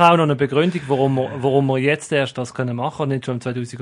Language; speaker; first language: German; native; German